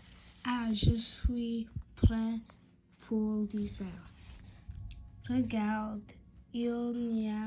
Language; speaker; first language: French; non-native, learner; English